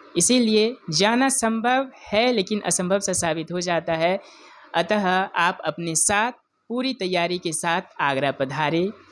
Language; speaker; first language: Hindi; non-native, local second language; Odia